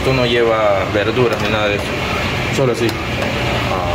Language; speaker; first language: Spanish; native; Spanish